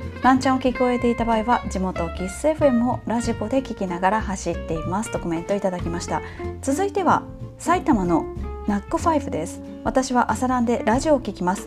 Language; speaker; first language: Japanese; native; Japanese